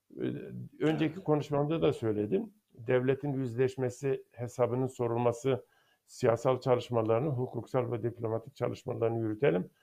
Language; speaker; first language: Turkish; non-native, local second language; Zaza